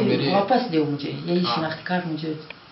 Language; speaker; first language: Hindi; non-native, local second language; Hazaragi